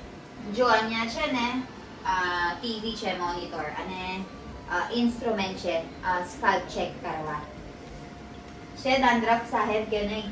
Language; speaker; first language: Gujarati; non-native, learner; Filipino